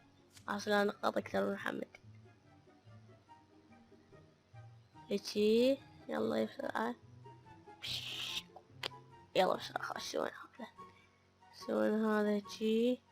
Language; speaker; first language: Arabic; native; Arabic